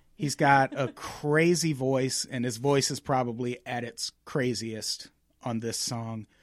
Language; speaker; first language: English; native; English